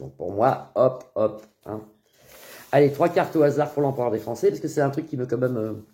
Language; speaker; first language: French; native; French